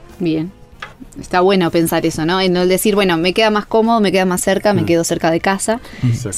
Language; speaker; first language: Spanish; native; Spanish